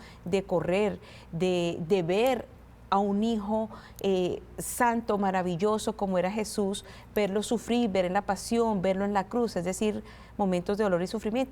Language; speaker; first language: Spanish; native; Spanish